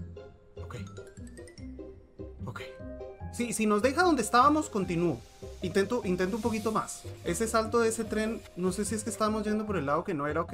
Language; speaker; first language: Spanish; native; Spanish